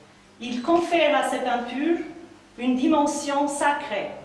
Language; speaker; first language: French; native; French